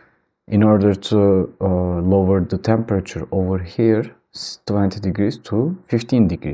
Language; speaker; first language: English; non-native, fluent; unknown